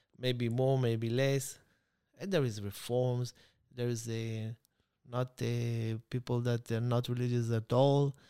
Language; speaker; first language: English; non-native, learner; Hebrew